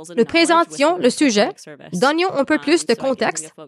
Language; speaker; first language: French; native; French